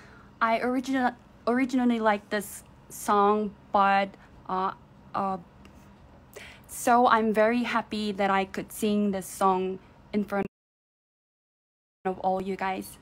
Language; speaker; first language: English; non-native, learner; Chinese